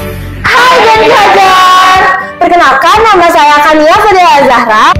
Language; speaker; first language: Indonesian; native; Indonesian